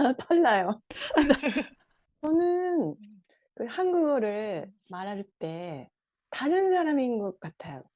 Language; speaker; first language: Korean; non-native, fluent; Japanese